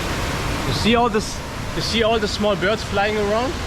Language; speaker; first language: English; non-native, fluent; German